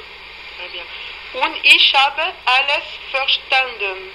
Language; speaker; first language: German; non-native, fluent; French